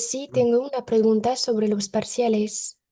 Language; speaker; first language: Spanish; non-native, learner; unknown